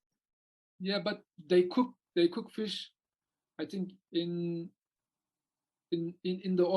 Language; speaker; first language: English; non-native, learner; Turkish